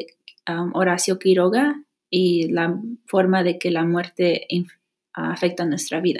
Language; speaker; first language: Spanish; early bilingual, heritage; Spanish